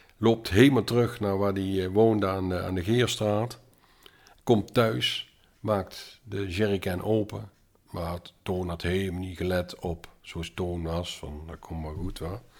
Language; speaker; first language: Dutch; native; Dutch